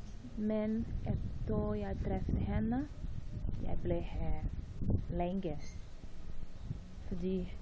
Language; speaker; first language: Norwegian; non-native, learner; Portuguese